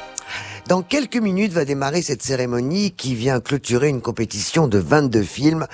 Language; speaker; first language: French; native; French